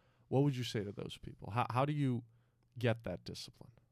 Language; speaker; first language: English; non-native, fluent; French